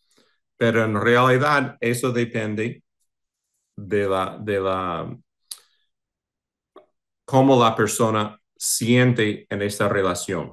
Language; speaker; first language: Spanish; non-native, fluent; English